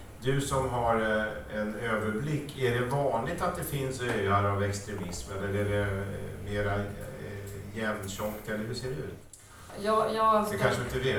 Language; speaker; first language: Swedish; native; Swedish